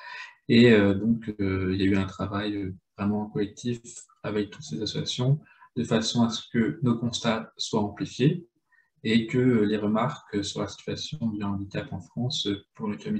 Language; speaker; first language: French; native; French